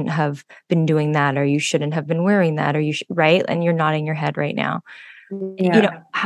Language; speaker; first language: English; native; English